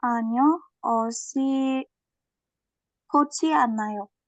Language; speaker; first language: Korean; non-native, learner; Indonesian